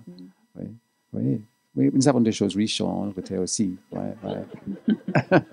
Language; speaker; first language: French; non-native, fluent; English